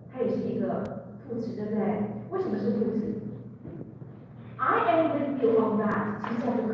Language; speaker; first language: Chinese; native; Chinese